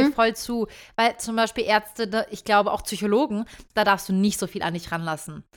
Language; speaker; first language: German; early bilingual, other home language; Turkish